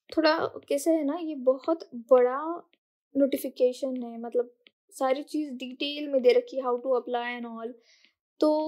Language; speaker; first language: Hindi; non-native, local second language; Marathi